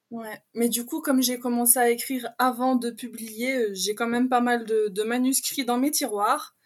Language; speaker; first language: French; native; French